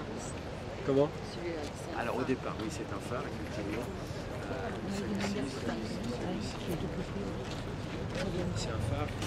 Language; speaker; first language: French; native; French